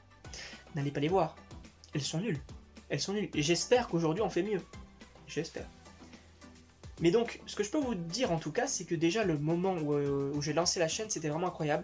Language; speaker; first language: French; native; French